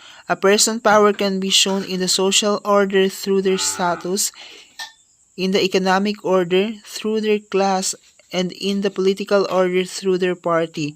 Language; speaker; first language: English; non-native, local second language; Filipino